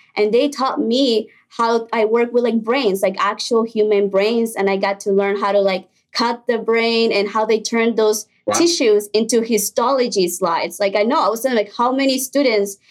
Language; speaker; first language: English; early bilingual, other home language; Spanish